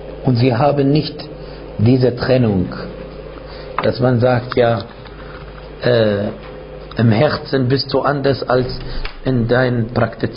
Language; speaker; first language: German; non-native, fluent; Arabic